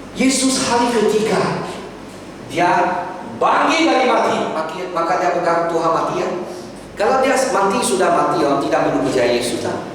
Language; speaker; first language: Malay; non-native, local second language; Chinese